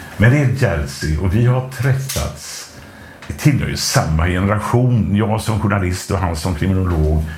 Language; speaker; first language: Swedish; native; Swedish